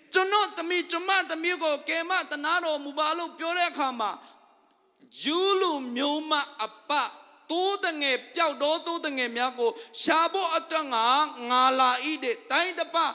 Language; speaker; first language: Burmese; non-native, local second language; Tedim Chin